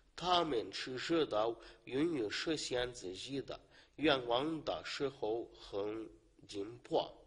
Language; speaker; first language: Chinese; non-native, learner; Arabic